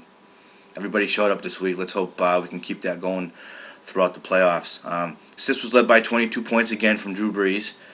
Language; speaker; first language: English; native; English